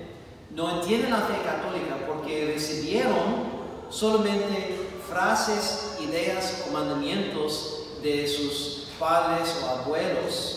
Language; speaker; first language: Spanish; non-native, fluent; English